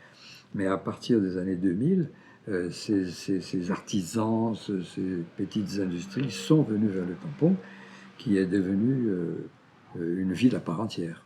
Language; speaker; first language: French; non-native, fluent; Portuguese